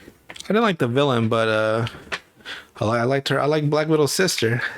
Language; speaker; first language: English; native; English